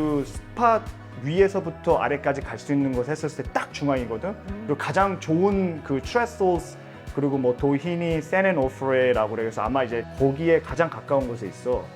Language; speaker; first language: Korean; early bilingual, heritage; Korean